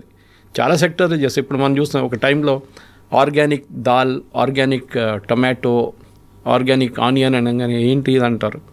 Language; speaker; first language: Telugu; non-native, fluent; Malayalam